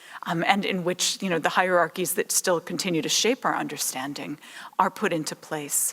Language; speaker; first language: English; native; English